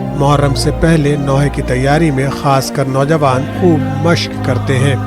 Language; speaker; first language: Urdu; non-native, local second language; Kashmiri